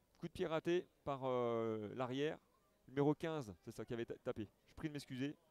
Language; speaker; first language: French; native; French